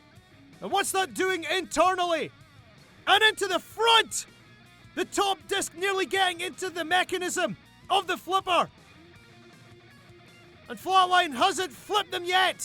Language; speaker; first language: English; native; English